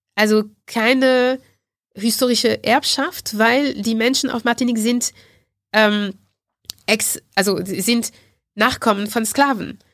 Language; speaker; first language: German; non-native, fluent; French